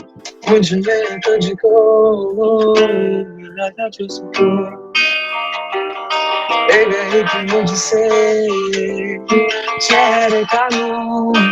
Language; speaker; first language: Hindi; native; Hindi